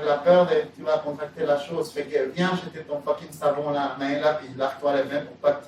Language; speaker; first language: French; native; French